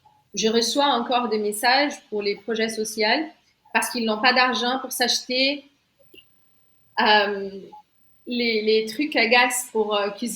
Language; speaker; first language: French; non-native, fluent; Portuguese